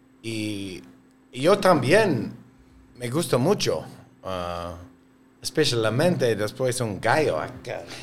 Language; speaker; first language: Spanish; non-native, learner; English